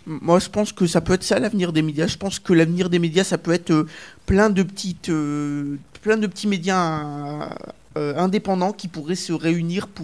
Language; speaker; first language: French; native; French